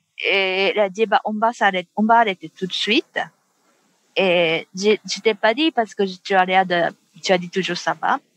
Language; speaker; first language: French; non-native, fluent; Japanese